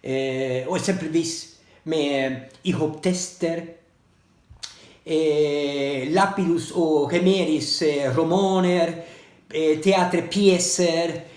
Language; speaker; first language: Swedish; non-native, learner; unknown